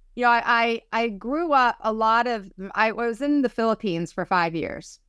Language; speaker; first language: English; native; English